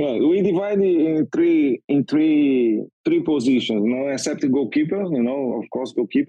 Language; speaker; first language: English; non-native, learner; Portuguese